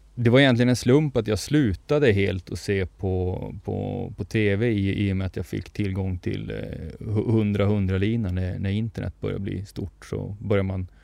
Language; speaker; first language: Swedish; native; Swedish